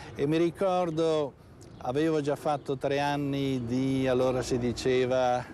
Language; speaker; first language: Italian; native; Italian